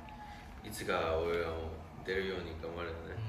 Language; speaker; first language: Japanese; non-native, fluent; Chinese